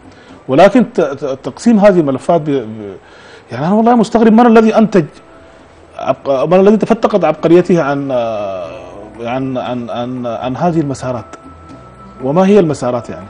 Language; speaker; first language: Arabic; native; Arabic